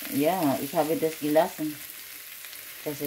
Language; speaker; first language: German; non-native, learner; Filipino